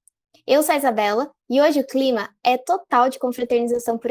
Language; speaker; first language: Portuguese; native; Portuguese